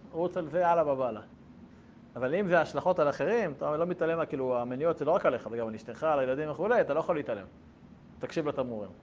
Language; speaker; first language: Hebrew; native; Hebrew